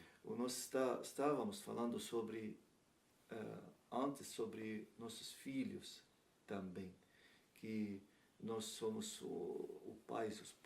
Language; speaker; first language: Portuguese; non-native, learner; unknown